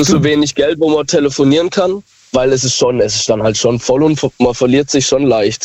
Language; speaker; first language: German; native; German